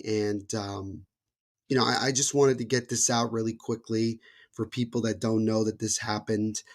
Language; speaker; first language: English; native; English